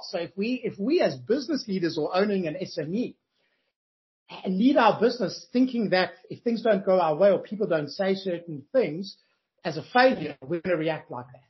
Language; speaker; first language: English; native; English